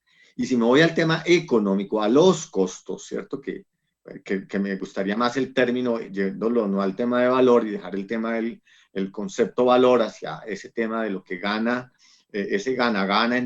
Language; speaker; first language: Spanish; native; Spanish